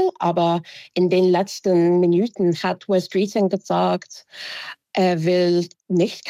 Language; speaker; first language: German; non-native, fluent; English